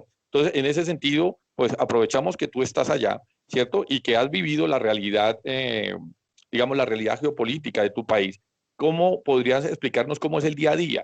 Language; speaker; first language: Spanish; native; Spanish